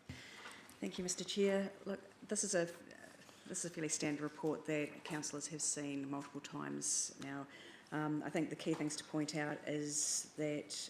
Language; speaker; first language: English; native; English